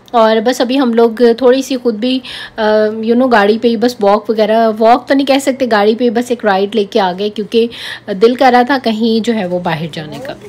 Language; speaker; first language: Urdu; native; Urdu